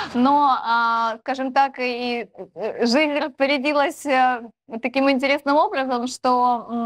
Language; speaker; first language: Russian; native; Russian